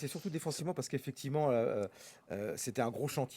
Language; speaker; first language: French; native; French